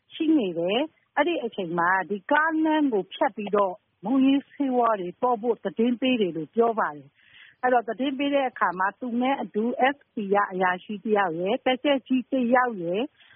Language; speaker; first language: Burmese; native; Burmese